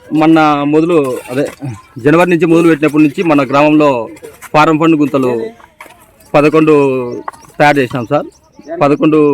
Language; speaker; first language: Telugu; native; Telugu